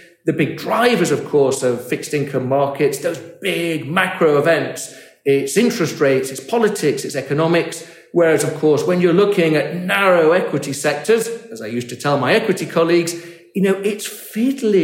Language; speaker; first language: English; native; English